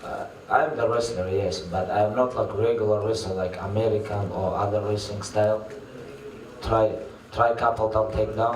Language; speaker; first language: English; non-native, learner; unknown